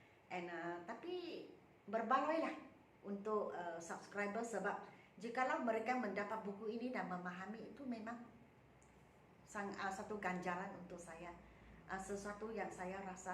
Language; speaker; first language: Malay; non-native, local second language; Min Nan Chinese